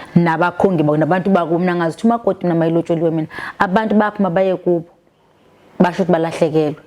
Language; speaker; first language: Zulu; native; Zulu